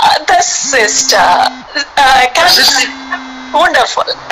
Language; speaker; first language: German; non-native, learner; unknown